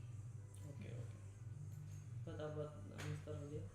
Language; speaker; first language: English; non-native, learner; Indonesian